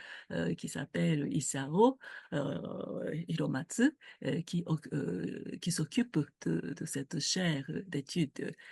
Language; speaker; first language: French; non-native, fluent; Japanese